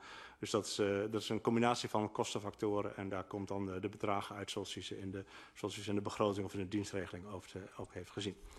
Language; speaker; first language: Dutch; native; Dutch